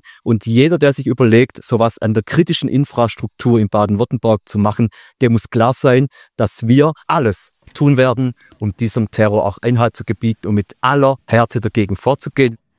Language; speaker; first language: German; native; German